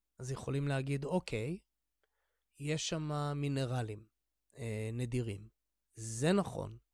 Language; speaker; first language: Hebrew; native; Hebrew